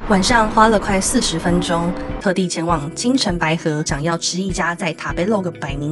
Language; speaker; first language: Chinese; native; Chinese